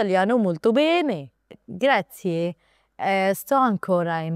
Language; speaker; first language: Italian; non-native, learner; Arabic